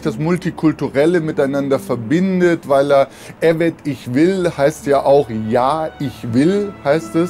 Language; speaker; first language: German; early bilingual, other home language; Turkish